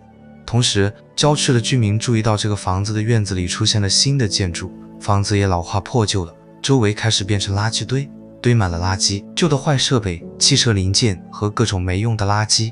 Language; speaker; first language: Chinese; native; Chinese